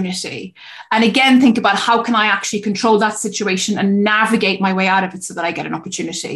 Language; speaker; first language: English; native; English